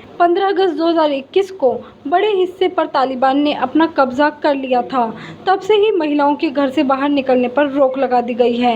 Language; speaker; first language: Hindi; native; Hindi